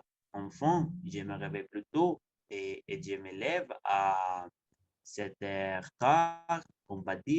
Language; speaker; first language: French; non-native, learner; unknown